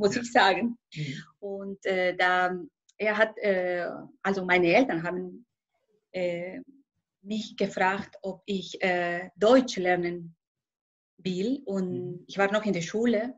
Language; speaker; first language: German; non-native, fluent; Spanish